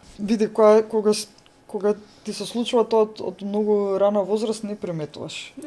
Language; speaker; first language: Macedonian; non-native, local second language; Turkish